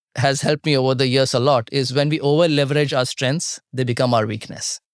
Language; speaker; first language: English; non-native, local second language; Marathi